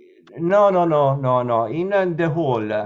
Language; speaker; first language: English; non-native, learner; Italian